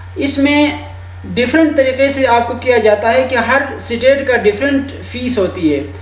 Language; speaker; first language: Urdu; non-native, local second language; Shina